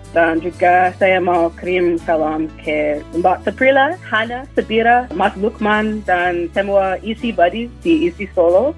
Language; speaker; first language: Indonesian; non-native, fluent; English